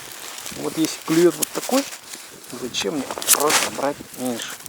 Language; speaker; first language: Russian; native; Russian